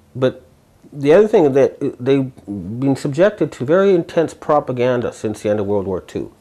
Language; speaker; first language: English; native; English